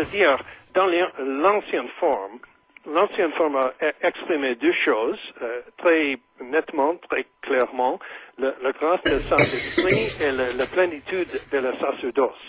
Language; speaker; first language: French; non-native, fluent; English